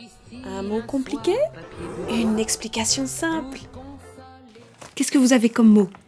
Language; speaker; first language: French; native; French